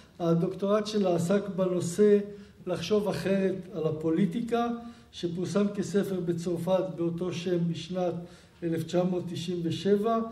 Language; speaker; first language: Hebrew; native; Hebrew